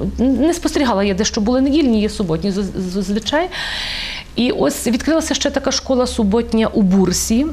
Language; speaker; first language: Ukrainian; native; Ukrainian